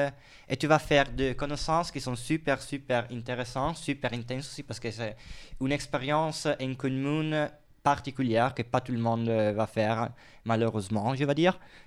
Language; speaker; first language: French; non-native, fluent; Italian